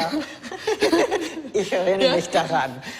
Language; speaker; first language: German; non-native, fluent; English